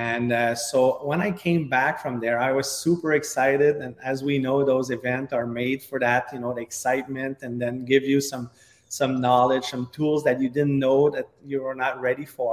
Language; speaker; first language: English; non-native, fluent; French